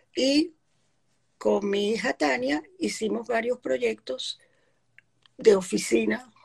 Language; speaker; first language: Spanish; early bilingual, other home language; Polish